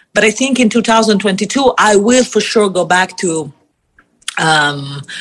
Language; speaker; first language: English; non-native, fluent; Italian